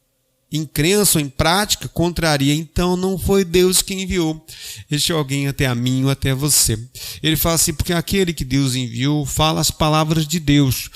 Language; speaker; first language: Portuguese; native; Portuguese